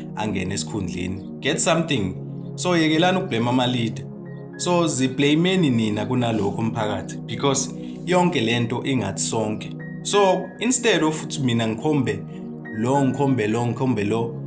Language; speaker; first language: Zulu; native; Zulu